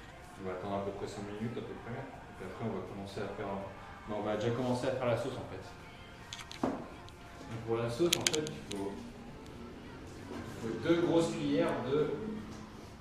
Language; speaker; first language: French; native; French